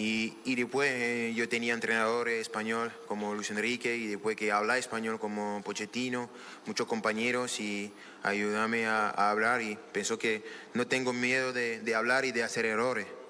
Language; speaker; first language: Spanish; non-native, learner; French